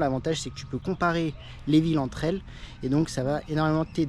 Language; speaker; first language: French; native; French